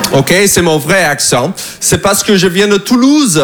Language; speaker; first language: French; non-native, fluent; English